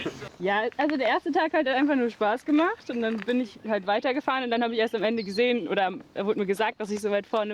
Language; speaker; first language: German; native; German